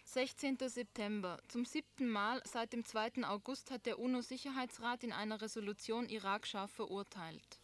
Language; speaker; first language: German; native; German